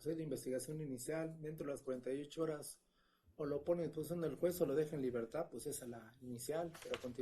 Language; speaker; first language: Spanish; native; Spanish